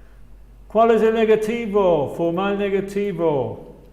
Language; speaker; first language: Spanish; non-native, fluent; English